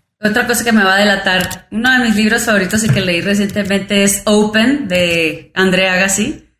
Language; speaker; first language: Spanish; native; Spanish